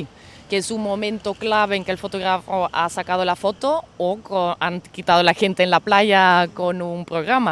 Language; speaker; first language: Spanish; non-native, fluent; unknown